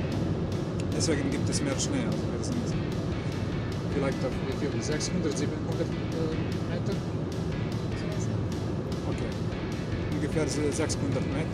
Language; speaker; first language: German; non-native, learner; Serbian